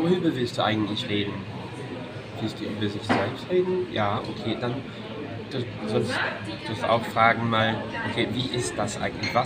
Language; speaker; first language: German; non-native, fluent; English